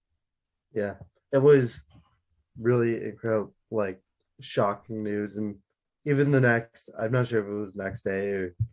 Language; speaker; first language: English; native; English